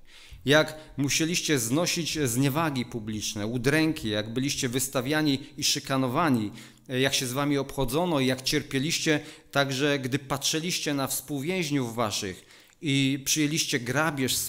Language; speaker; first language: Polish; native; Polish